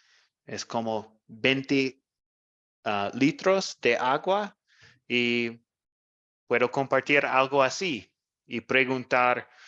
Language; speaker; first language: Spanish; non-native, fluent; English